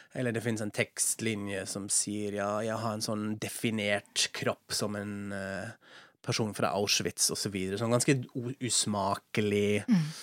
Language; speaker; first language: Norwegian; non-native, fluent; German